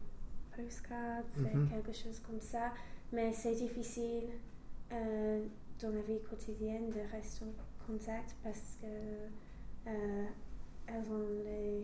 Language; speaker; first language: French; non-native, learner; English